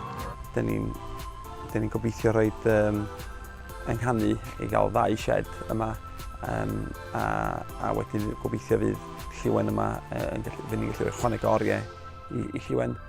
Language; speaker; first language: Welsh; native; Welsh